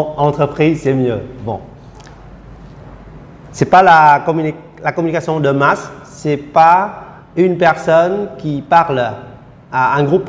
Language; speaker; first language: French; non-native, fluent; Vietnamese